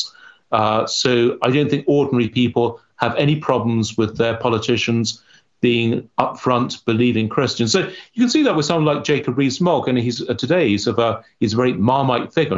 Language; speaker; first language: English; native; English